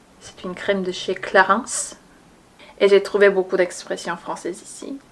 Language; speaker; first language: French; non-native, fluent; Korean